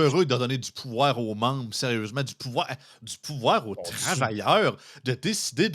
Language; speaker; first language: French; native; French